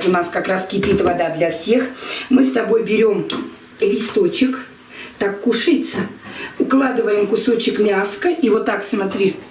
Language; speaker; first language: Russian; native; Russian